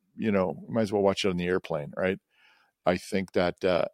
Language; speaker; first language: English; native; English